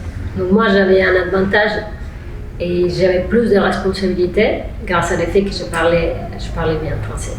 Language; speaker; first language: French; non-native, fluent; Spanish